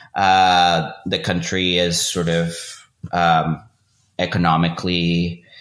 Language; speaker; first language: English; non-native, fluent; Spanish